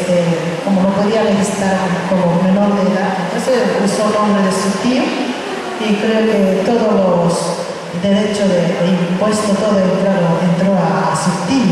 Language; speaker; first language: Spanish; non-native, fluent; Japanese